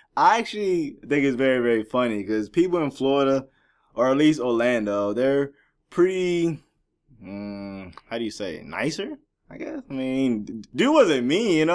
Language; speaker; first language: English; native; English